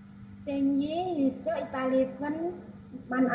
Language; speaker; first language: Cantonese; non-native, learner; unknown